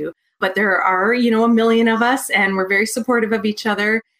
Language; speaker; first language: English; native; English